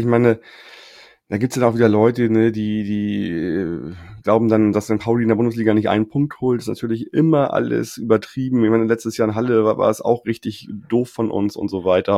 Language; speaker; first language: German; native; German